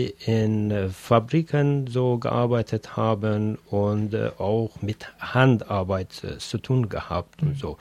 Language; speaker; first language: German; non-native, fluent; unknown